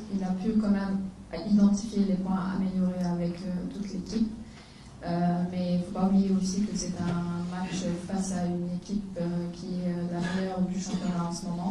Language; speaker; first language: French; non-native, local second language; Arabic